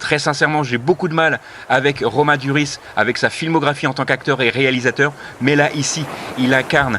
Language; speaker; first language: French; native; French